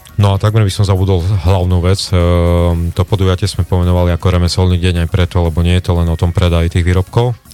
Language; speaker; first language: Slovak; native; Slovak